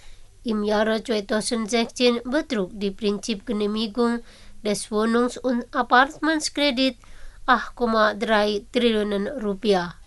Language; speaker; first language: German; non-native, fluent; Indonesian